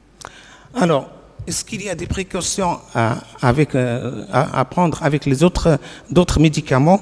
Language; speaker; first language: French; non-native, local second language; Arabic